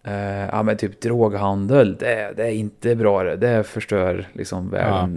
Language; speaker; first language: Swedish; native; Swedish